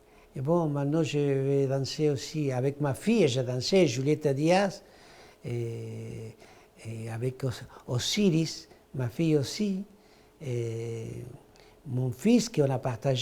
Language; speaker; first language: French; non-native, fluent; Spanish